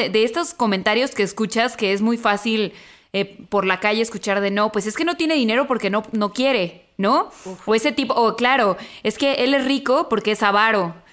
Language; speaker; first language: Spanish; native; Spanish